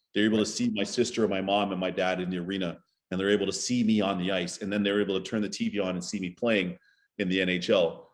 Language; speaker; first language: English; native; English